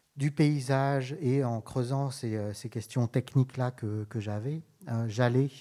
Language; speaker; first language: French; native; French